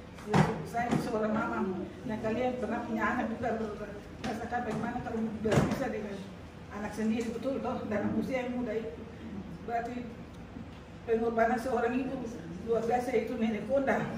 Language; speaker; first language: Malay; non-native, local second language; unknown